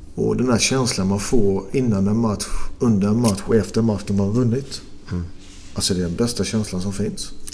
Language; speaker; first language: Swedish; native; Swedish